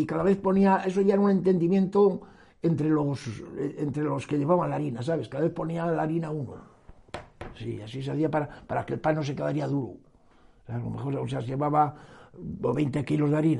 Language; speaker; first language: Spanish; native; Spanish